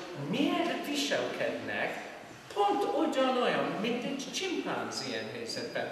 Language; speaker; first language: Hungarian; non-native, fluent; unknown